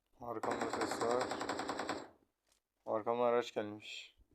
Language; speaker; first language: Turkish; native; Turkish